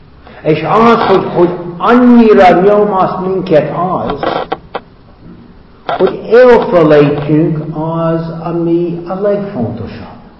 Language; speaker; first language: Hungarian; non-native, fluent; English